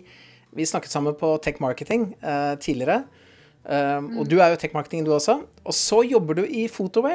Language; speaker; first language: Norwegian; native; Norwegian